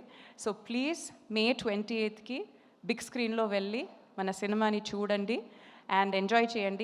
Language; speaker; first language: Telugu; non-native, local second language; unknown